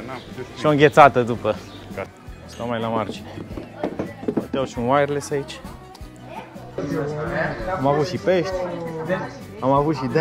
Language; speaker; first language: Romanian; native; Romanian